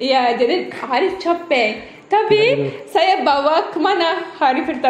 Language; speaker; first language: Indonesian; non-native, learner; Turkish